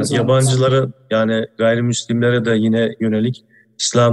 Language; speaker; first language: Turkish; native; Turkish